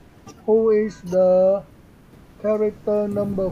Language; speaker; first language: English; non-native, fluent; Vietnamese